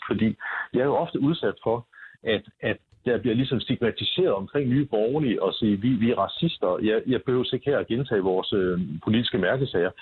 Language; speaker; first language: Danish; native; Danish